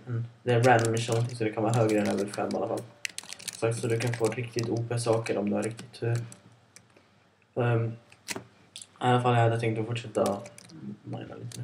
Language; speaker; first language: Swedish; native; Swedish